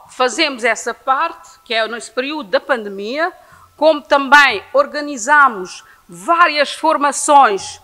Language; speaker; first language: Portuguese; non-native, local second language; Kabuverdianu